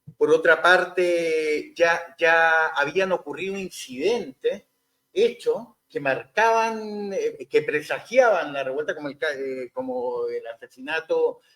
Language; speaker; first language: Spanish; native; Spanish